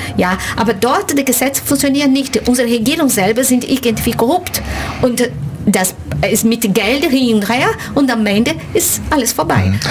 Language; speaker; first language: German; non-native, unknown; Portuguese